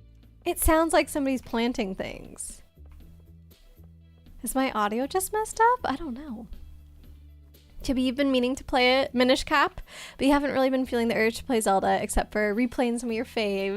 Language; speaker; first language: English; native; English